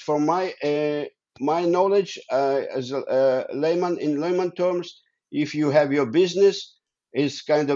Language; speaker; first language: English; non-native, fluent; Ukrainian